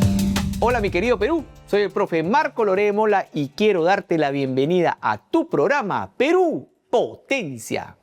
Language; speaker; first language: Spanish; native; Spanish